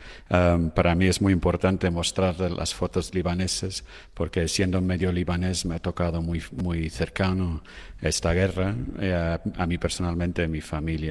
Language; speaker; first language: Spanish; non-native, fluent; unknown